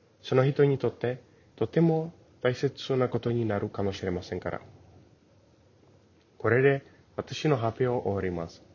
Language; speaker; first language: Japanese; non-native, learner; English